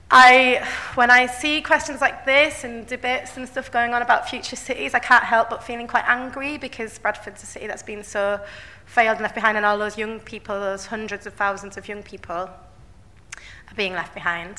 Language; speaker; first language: English; native; English